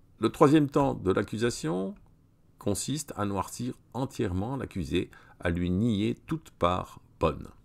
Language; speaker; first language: French; native; French